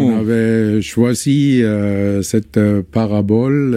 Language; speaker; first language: French; non-native, fluent; German